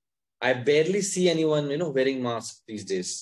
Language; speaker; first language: English; non-native, local second language; Hindi